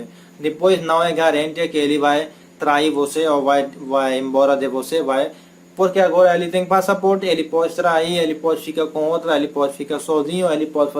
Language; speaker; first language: Portuguese; non-native, learner; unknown